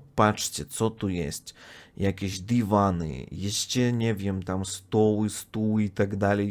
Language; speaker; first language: Polish; non-native, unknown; Russian